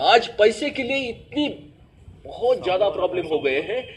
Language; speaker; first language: Hindi; native; Hindi